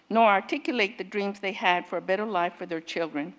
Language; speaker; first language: English; native; English